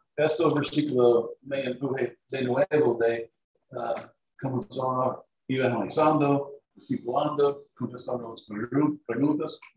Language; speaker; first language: Spanish; non-native, learner; English